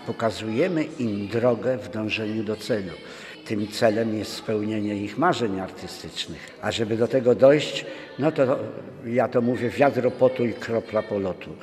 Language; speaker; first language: Polish; native; Polish